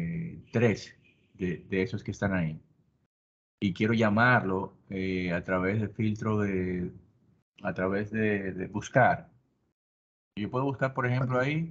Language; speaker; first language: Spanish; native; Spanish